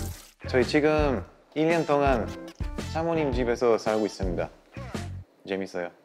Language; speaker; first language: Korean; non-native, learner; Bulgarian